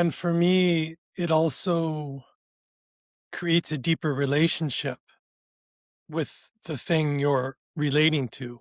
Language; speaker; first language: English; native; English